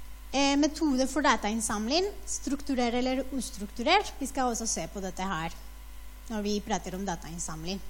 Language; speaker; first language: Norwegian; non-native, fluent; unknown